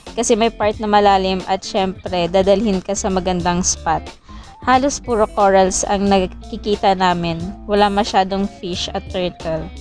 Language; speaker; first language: Filipino; non-native, local second language; Cebuano